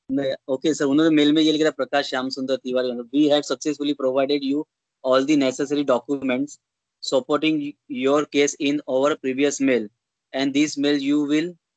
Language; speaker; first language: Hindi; native; Hindi